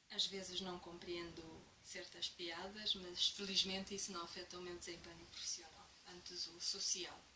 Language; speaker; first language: Portuguese; non-native, fluent; Romanian